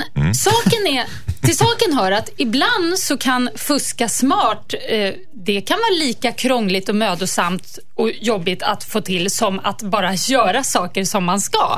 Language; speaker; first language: Swedish; native; Swedish